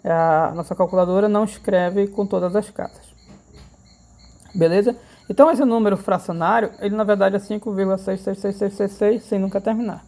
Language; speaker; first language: Portuguese; native; Portuguese